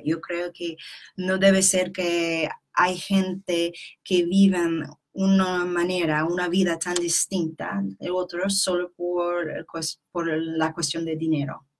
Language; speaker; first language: Spanish; non-native, fluent; English